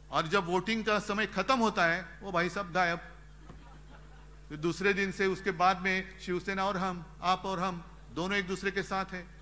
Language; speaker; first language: Hindi; non-native, local second language; Marathi